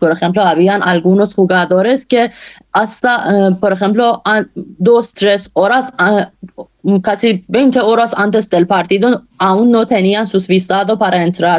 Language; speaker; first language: Spanish; non-native, fluent; Persian